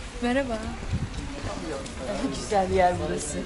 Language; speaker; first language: Turkish; non-native, learner; Russian